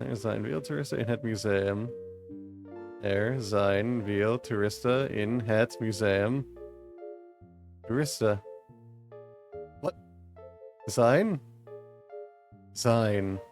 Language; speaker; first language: Dutch; non-native, learner; English